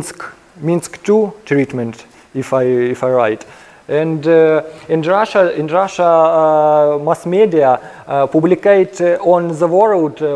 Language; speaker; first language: English; non-native, learner; Ukrainian